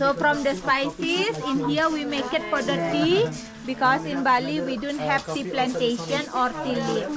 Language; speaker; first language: English; non-native, learner; Balinese